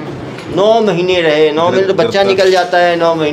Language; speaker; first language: Hindi; native; Hindi